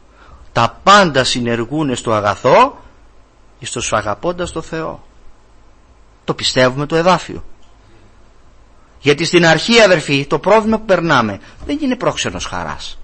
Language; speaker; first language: Greek; native; Greek